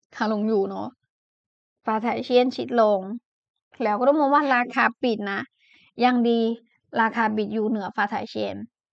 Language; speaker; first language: Thai; non-native, fluent; Chinese